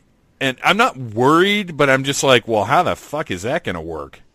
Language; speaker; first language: English; native; English